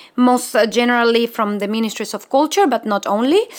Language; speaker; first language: English; non-native, fluent; Spanish